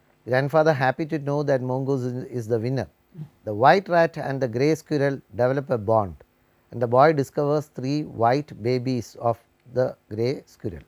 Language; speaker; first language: English; non-native, local second language; Malayalam